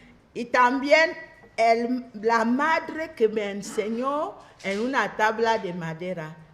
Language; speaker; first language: Spanish; non-native, fluent; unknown